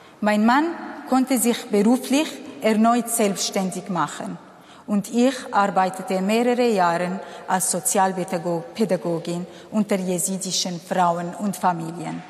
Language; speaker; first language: German; non-native, fluent; Kurdish